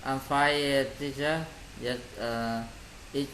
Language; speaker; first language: English; non-native, learner; Vietnamese